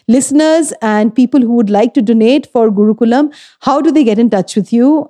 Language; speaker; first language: English; non-native, local second language; Hindi